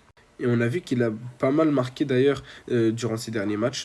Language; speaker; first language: French; native; French